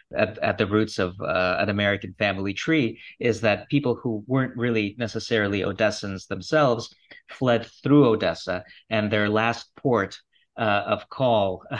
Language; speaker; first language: English; early bilingual, other home language; Russian